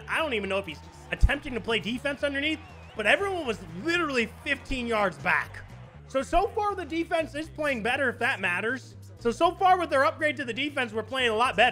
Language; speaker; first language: English; native; English